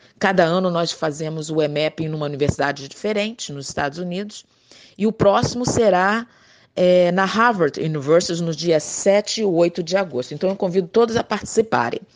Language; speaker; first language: Portuguese; native; Portuguese